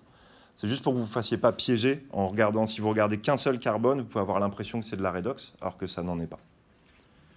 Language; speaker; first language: French; native; French